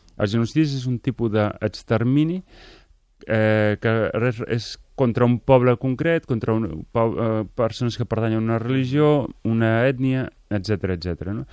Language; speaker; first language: Catalan; native; Catalan